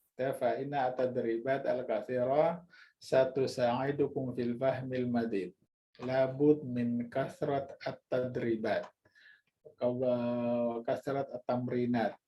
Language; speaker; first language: Arabic; non-native, fluent; Indonesian